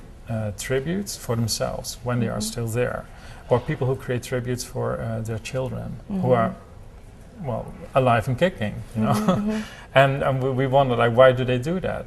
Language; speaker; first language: English; non-native, fluent; Dutch